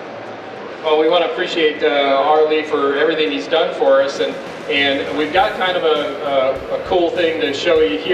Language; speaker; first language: English; native; English